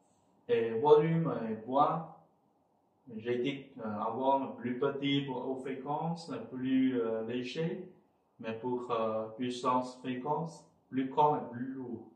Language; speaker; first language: French; non-native, fluent; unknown